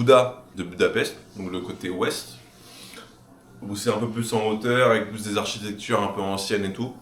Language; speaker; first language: French; native; French